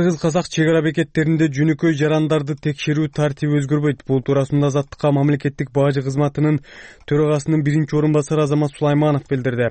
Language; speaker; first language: Kyrgyz; native; Kyrgyz